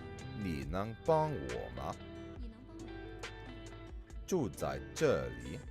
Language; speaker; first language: Chinese; non-native, learner; English